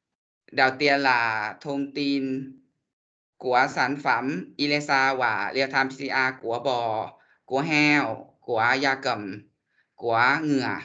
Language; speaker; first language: Vietnamese; non-native, learner; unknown